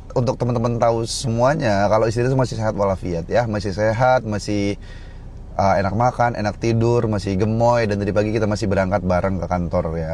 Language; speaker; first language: Indonesian; native; Indonesian